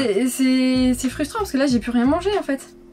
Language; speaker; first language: French; native; French